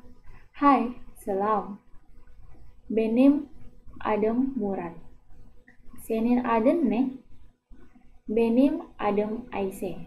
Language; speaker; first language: Turkish; non-native, learner; Indonesian